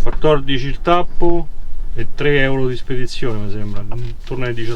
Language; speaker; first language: Italian; native; Italian